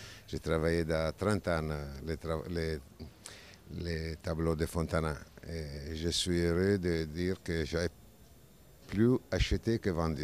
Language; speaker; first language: French; non-native, fluent; Italian